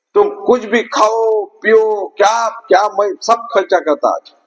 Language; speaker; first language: Hindi; non-native, local second language; Marathi